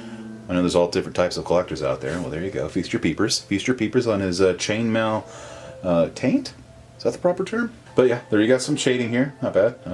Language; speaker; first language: English; native; English